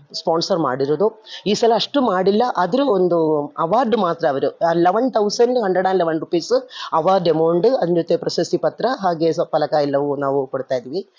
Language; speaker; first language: Kannada; non-native, local second language; Malayalam